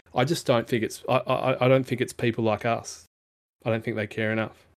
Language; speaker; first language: English; native; English